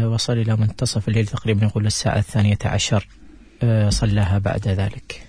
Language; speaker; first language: Arabic; native; Arabic